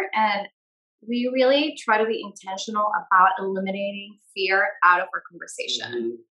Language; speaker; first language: English; non-native, fluent; Spanish